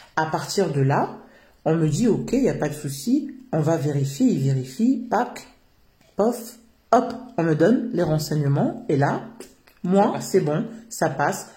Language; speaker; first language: French; native; French